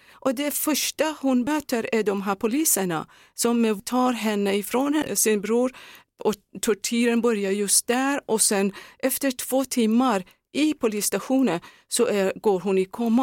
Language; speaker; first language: Swedish; non-native, fluent; Persian